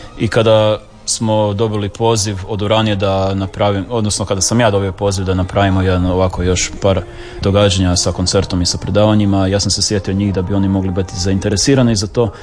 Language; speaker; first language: Croatian; native; Croatian